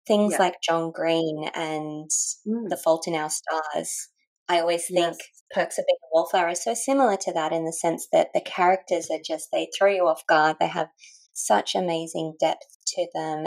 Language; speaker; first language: English; native; English